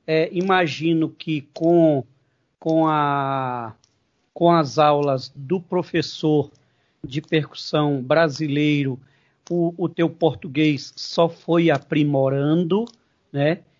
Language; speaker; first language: Portuguese; native; Portuguese